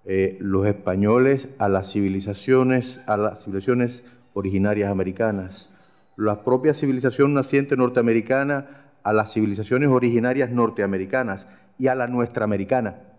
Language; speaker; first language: Spanish; native; Spanish